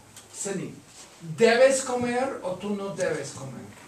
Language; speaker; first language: Spanish; non-native, fluent; English